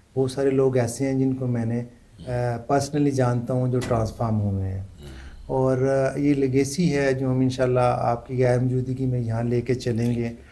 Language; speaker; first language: Urdu; non-native, local second language; Punjabi